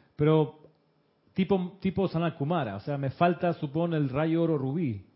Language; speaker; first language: Spanish; early bilingual, other home language; Russian